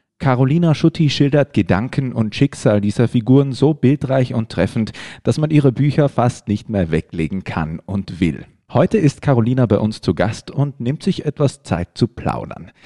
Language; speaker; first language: German; native; German